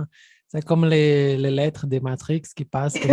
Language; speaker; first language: French; non-native, fluent; Portuguese